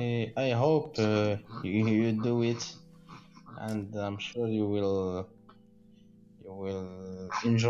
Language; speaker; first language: English; non-native, learner; Arabic